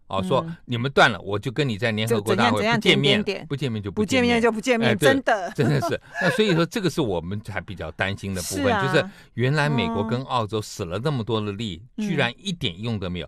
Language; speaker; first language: Chinese; native; Chinese